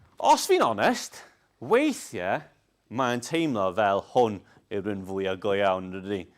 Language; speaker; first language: Welsh; non-native, local second language; English